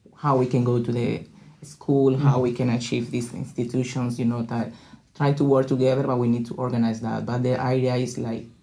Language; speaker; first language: English; non-native, learner; Spanish